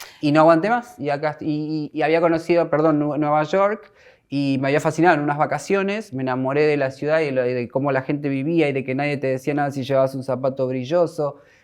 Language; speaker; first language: Spanish; native; Spanish